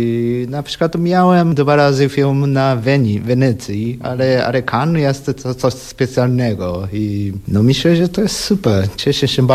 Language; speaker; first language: Polish; non-native, learner; Japanese